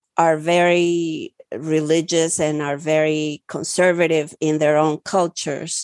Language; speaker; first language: English; early bilingual, other home language; Spanish